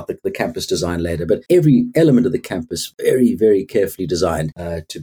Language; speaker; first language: English; native; English